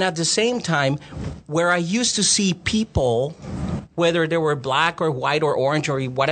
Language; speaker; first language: English; non-native, fluent; Spanish